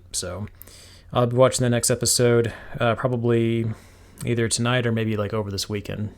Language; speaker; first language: English; native; English